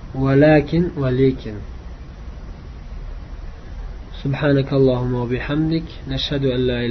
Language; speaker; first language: Arabic; non-native, fluent; Uzbek